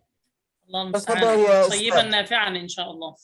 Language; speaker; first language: Arabic; native; Arabic